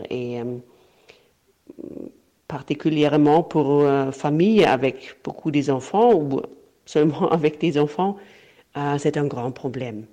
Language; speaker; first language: French; non-native, fluent; German